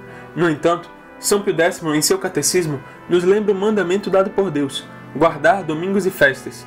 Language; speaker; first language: Portuguese; native; Portuguese